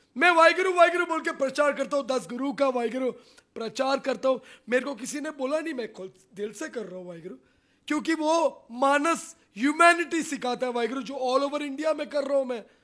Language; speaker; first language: Hindi; non-native, local second language; Punjabi